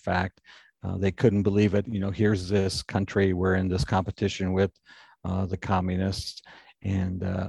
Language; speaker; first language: English; native; English